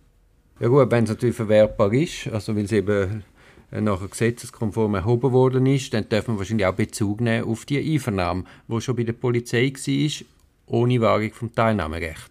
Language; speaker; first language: German; native; German